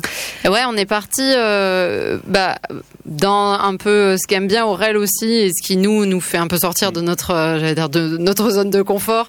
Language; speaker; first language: French; native; French